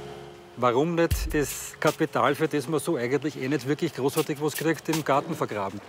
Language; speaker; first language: German; native; German